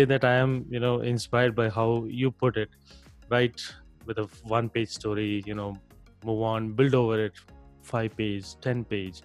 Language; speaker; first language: English; non-native, local second language; Hindi